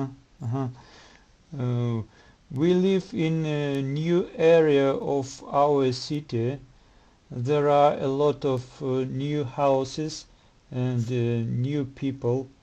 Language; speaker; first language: English; non-native, learner; Russian